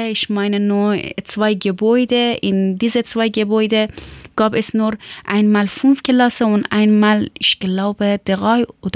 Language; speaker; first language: German; non-native, learner; Persian